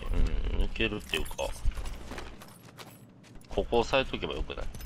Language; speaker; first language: Japanese; native; Japanese